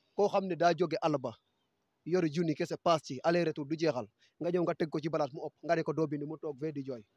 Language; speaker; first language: Wolof; native; Wolof